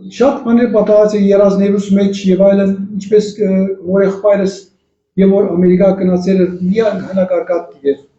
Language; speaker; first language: Armenian; early bilingual, heritage; Armenian